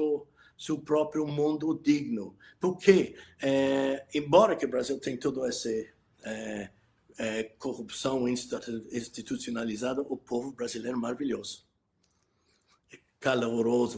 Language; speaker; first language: Portuguese; non-native, fluent; English